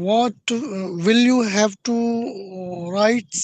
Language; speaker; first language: English; non-native, learner; Hindi